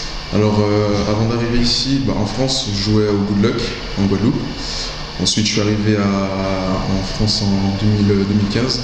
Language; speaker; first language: French; native; French